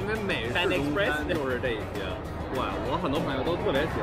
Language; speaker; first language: Chinese; non-native, fluent; English